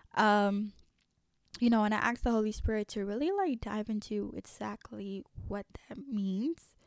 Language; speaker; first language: English; early bilingual, other home language; French